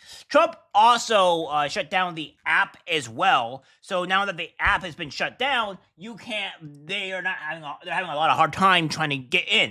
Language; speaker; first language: English; native; English